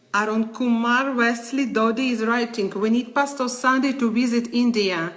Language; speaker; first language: English; non-native, learner; Ukrainian